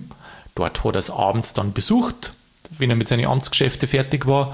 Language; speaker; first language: German; native; German